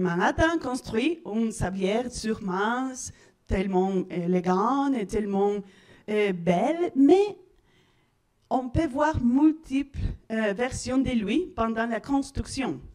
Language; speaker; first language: French; non-native, learner; Spanish